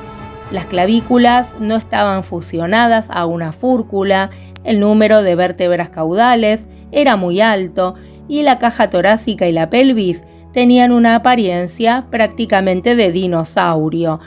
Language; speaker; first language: Spanish; native; Spanish